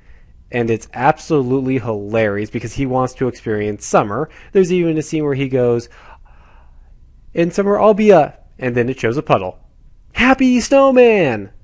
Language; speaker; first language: English; native; English